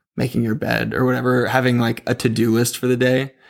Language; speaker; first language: English; native; English